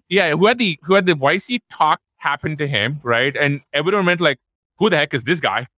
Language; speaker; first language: English; non-native, local second language; Tamil